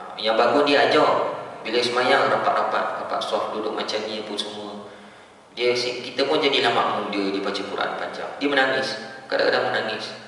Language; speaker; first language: Malay; native; Malay